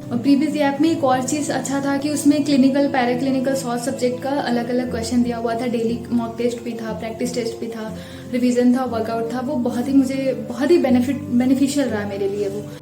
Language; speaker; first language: Hindi; native; Hindi